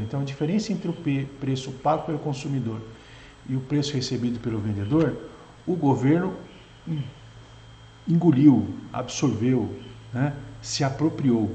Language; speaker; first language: Portuguese; native; Portuguese